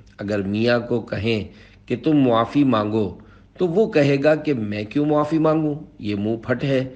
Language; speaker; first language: Urdu; native; Urdu